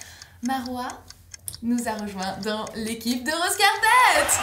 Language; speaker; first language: French; native; French